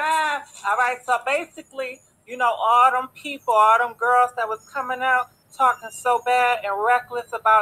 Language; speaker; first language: English; native; English